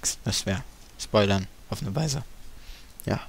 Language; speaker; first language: German; native; German